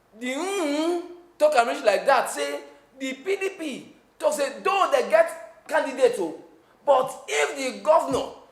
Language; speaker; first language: Nigerian Pidgin; native; Nigerian Pidgin